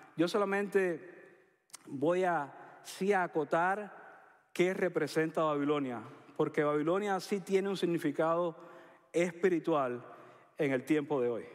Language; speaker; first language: Spanish; native; Spanish